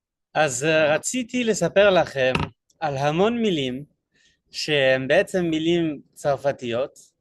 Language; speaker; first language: Hebrew; non-native, fluent; French